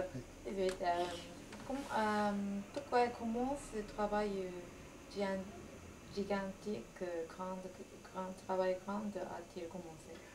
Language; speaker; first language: French; non-native, learner; Japanese